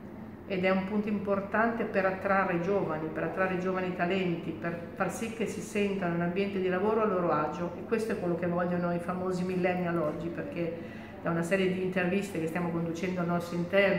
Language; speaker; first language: Italian; native; Italian